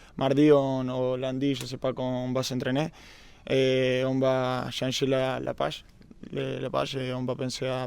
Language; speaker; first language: French; non-native, learner; Spanish